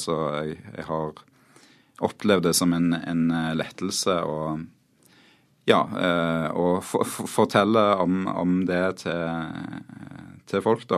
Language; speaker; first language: Norwegian; native; Norwegian